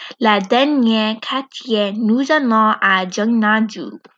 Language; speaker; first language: French; non-native, learner; English